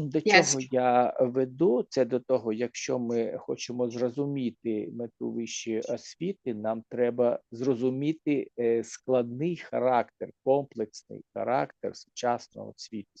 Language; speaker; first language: Ukrainian; native; Ukrainian